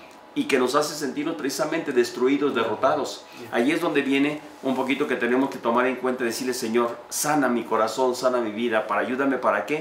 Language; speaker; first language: Spanish; native; Spanish